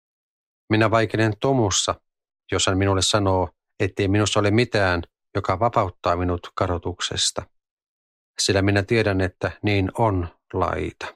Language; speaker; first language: Finnish; native; Finnish